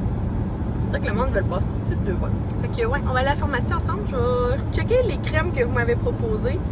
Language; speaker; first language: French; native; French